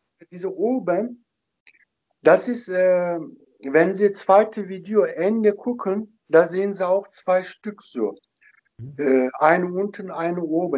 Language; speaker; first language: German; non-native, learner; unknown